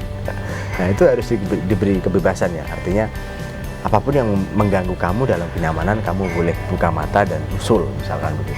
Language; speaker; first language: Indonesian; native; Indonesian